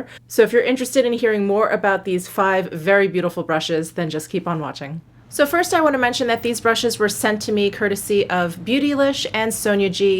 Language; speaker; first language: English; native; English